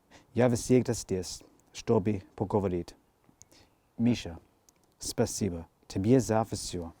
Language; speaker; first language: Russian; non-native, learner; English